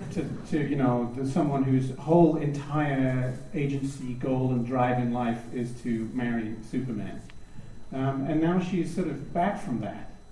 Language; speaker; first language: English; native; English